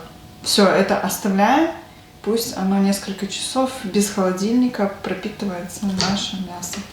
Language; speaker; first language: Russian; native; Russian